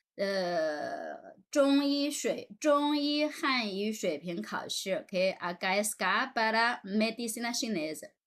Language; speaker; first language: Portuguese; non-native, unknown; Chinese